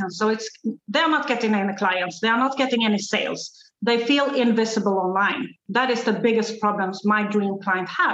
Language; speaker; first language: English; non-native, fluent; Swedish